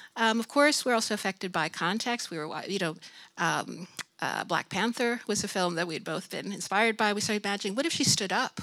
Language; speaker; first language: English; native; English